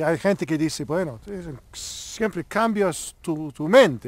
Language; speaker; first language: Spanish; non-native, learner; English